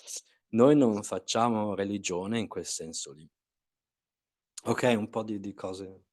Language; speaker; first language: Italian; native; Italian